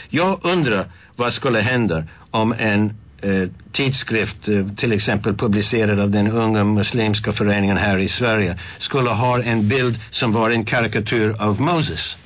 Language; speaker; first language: Swedish; non-native, fluent; English